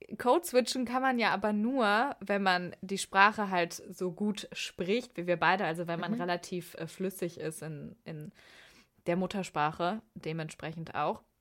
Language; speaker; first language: German; native; German